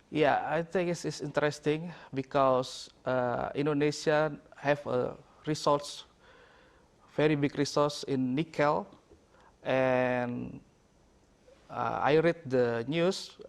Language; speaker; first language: English; non-native, learner; Indonesian